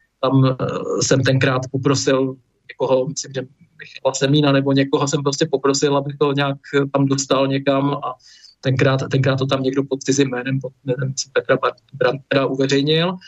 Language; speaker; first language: Czech; native; Czech